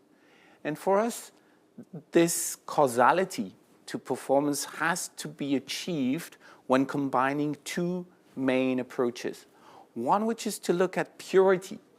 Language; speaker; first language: English; non-native, fluent; French